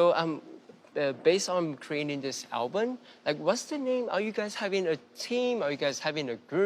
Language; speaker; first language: English; non-native, fluent; Chinese